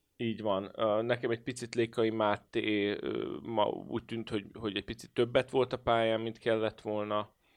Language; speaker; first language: Hungarian; native; Hungarian